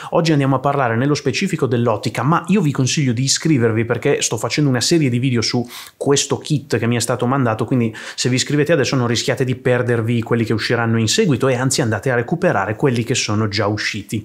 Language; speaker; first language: Italian; native; Italian